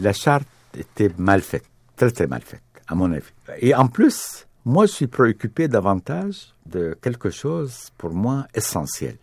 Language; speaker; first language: French; non-native, fluent; Arabic